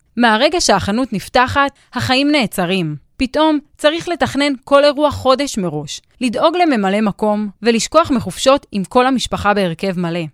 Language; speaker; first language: Hebrew; native; Hebrew